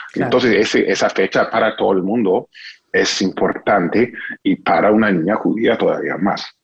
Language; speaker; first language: Spanish; non-native, fluent; English